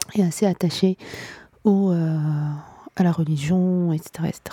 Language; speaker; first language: French; non-native, local second language; Arabic